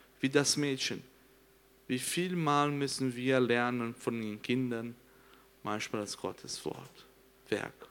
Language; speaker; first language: German; non-native, learner; Portuguese